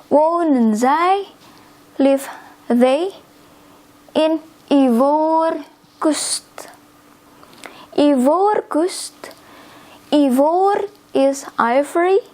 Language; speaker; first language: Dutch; non-native, learner; Indonesian